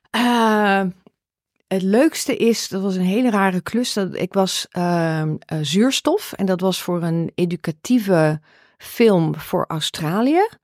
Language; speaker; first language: Dutch; early bilingual, heritage; Dutch